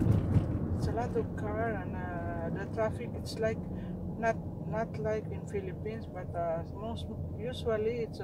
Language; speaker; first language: English; non-native, local second language; Filipino